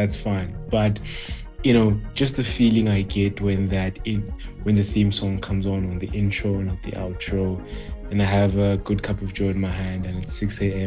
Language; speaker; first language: English; non-native, local second language; Southern Sotho